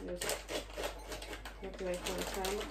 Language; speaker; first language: Dutch; native; Dutch